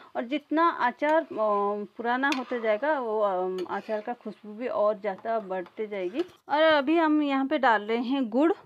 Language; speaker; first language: Hindi; native; Hindi